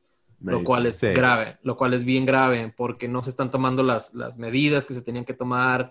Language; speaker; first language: Spanish; native; Spanish